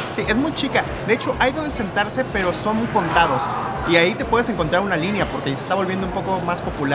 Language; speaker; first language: Spanish; native; Spanish